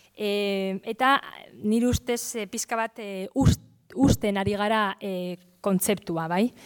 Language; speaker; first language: Basque; non-native, local second language; Spanish